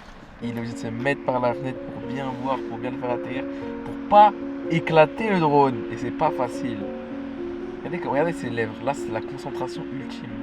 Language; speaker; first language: French; native; French